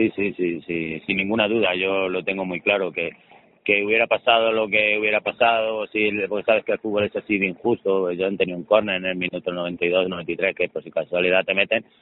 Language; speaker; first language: Spanish; native; Spanish